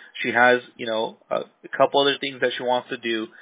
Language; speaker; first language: English; early bilingual, other home language; Spanish